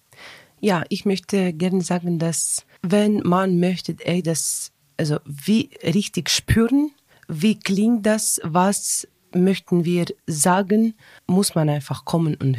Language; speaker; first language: German; non-native, learner; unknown